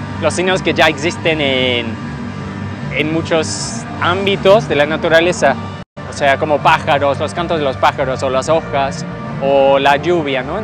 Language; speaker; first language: Spanish; non-native, fluent; English